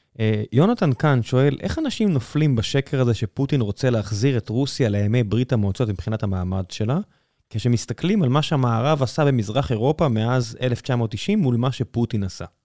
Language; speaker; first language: Hebrew; native; Hebrew